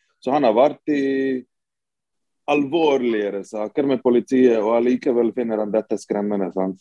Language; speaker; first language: Norwegian; early bilingual, other home language; Bosnian